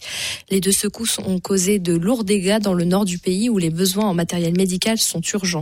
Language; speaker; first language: French; native; French